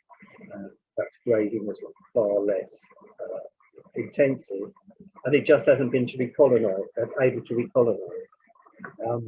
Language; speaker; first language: English; native; English